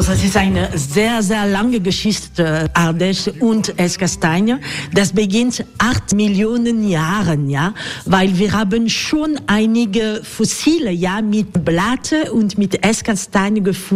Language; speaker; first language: German; non-native, learner; French